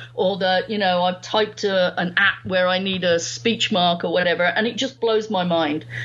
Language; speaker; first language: English; native; English